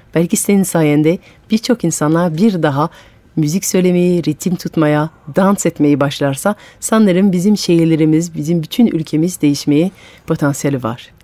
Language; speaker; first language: Turkish; non-native, fluent; French